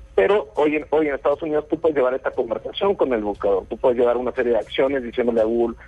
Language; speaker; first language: Spanish; native; Spanish